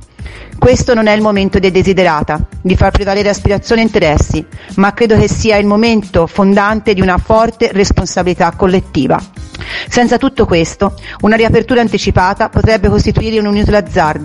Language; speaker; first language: Italian; native; Italian